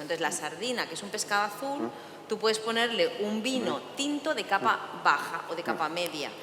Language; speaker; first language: Spanish; native; Spanish